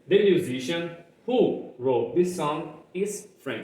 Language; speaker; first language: English; non-native, fluent; Portuguese